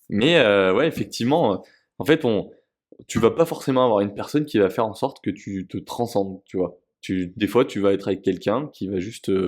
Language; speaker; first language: French; native; French